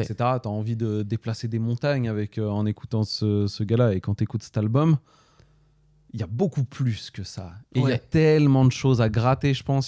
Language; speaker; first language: French; native; French